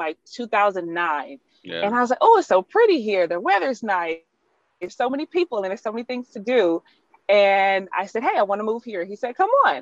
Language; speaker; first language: English; native; English